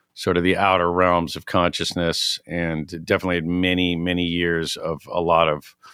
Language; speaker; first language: English; native; English